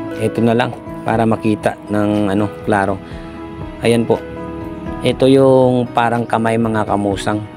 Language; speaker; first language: Filipino; non-native, local second language; Hiligaynon